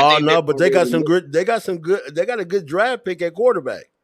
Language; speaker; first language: English; native; English